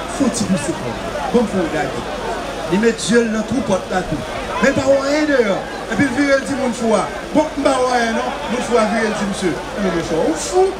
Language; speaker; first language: French; non-native, local second language; Haitian Creole